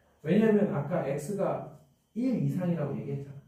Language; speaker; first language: Korean; native; Korean